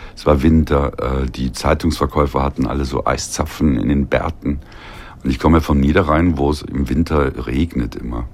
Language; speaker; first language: German; native; German